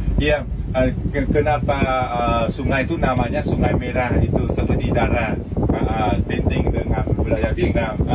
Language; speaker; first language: Indonesian; non-native, learner; Vietnamese